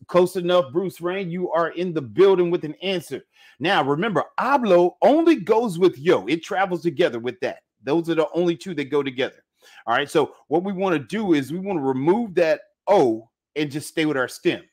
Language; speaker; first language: English; native; English